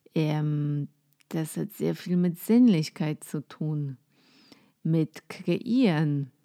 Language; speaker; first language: German; non-native, fluent; Polish